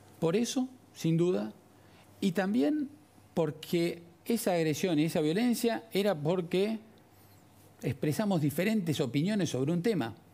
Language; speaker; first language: Spanish; native; Spanish